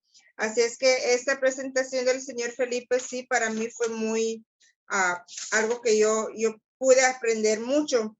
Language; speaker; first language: Spanish; non-native, local second language; English